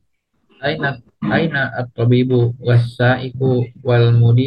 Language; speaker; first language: Arabic; non-native, learner; Indonesian